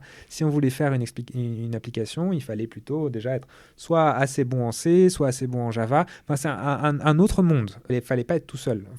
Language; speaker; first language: French; native; French